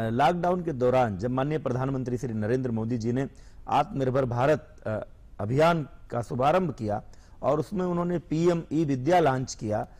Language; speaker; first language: Hindi; native; Hindi